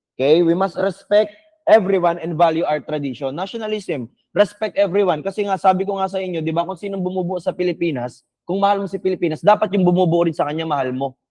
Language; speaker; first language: Filipino; non-native, local second language; Bikol